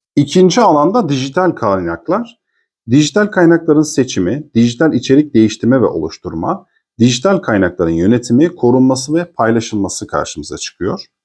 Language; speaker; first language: Turkish; native; Turkish